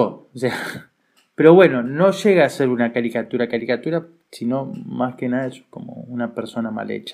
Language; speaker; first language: Spanish; native; Spanish